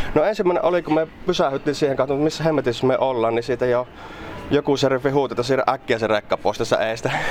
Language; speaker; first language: Finnish; native; Finnish